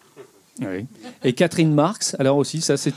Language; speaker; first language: French; native; French